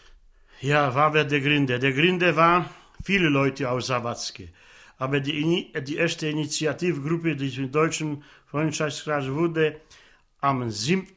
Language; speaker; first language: German; non-native, local second language; Polish